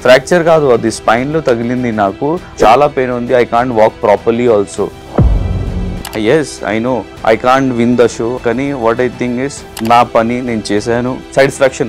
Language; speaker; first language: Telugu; non-native, learner; Hindi